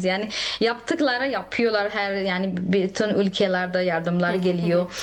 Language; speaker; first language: Turkish; non-native, fluent; Nepali